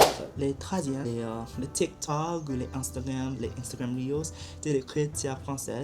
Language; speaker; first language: French; non-native, learner; Chinese